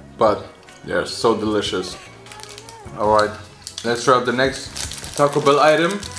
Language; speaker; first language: English; non-native, fluent; German